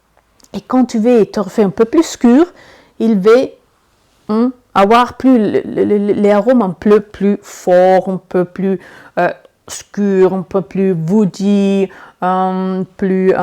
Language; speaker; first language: French; non-native, learner; Italian